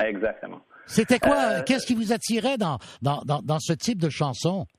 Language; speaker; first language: French; native; French